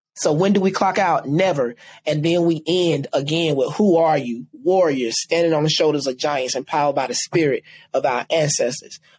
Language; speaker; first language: English; native; English